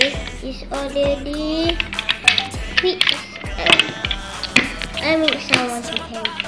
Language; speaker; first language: English; non-native, learner; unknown